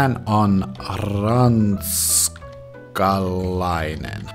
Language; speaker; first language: Finnish; non-native, learner; English